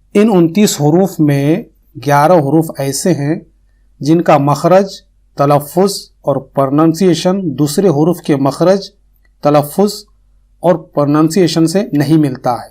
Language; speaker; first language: Urdu; native; Urdu